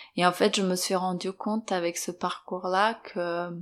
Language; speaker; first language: French; non-native, fluent; Serbian